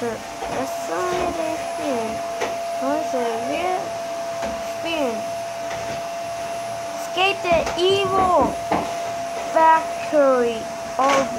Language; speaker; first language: German; non-native, learner; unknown